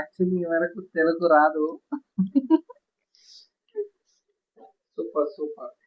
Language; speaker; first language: Telugu; non-native, learner; Kannada